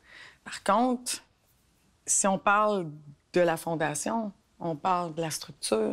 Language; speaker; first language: French; native; French